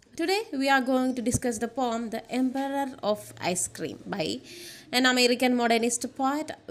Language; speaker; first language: English; non-native, local second language; Malayalam